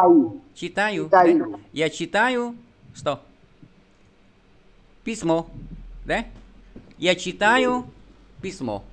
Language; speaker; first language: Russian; non-native, fluent; Vietnamese